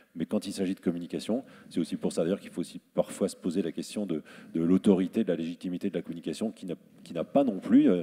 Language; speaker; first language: French; native; French